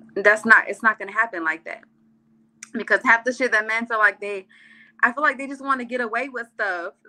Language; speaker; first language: English; early bilingual, other home language; Arabic